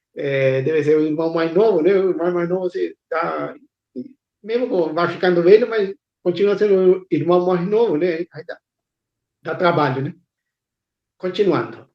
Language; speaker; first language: Portuguese; non-native, fluent; Spanish